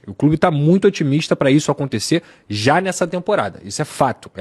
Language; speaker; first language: Portuguese; native; Portuguese